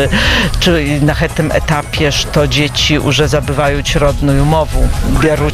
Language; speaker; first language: Polish; non-native, local second language; Belarusian